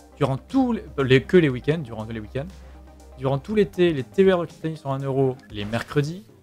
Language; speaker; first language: French; native; French